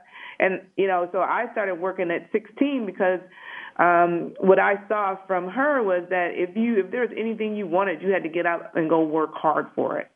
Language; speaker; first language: English; native; English